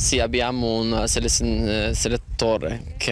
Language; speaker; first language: Italian; non-native, learner; Norwegian